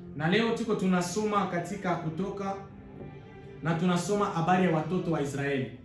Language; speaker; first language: Swahili; native; Swahili